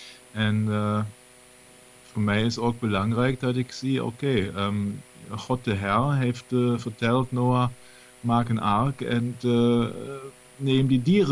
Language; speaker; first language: Dutch; non-native, learner; German